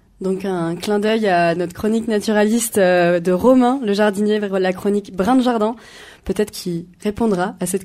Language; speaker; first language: French; native; French